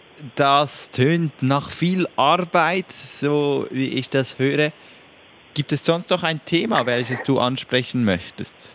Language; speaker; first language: German; native; German